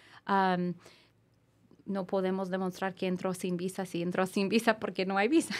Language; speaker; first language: Spanish; non-native, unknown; English